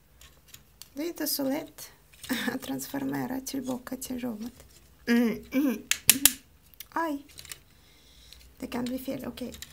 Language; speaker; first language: Swedish; non-native, learner; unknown